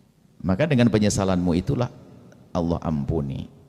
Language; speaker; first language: Indonesian; native; Indonesian